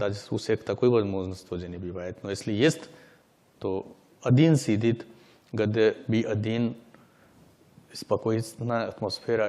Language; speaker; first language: Russian; non-native, learner; Hindi